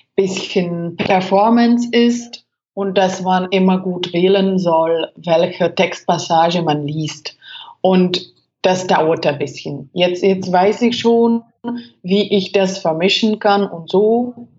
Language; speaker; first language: German; non-native, fluent; Czech